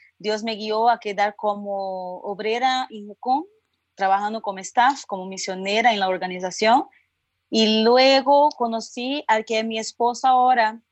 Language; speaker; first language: Spanish; non-native, fluent; Portuguese